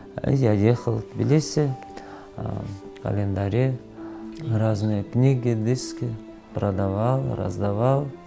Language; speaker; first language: Russian; non-native, fluent; Georgian